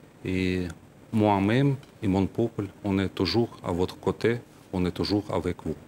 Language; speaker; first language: French; non-native, fluent; Ukrainian